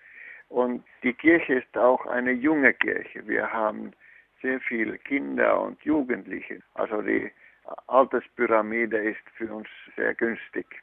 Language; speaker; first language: German; non-native, fluent; Finnish